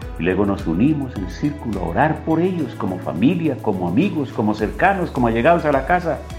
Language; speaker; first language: Spanish; native; Spanish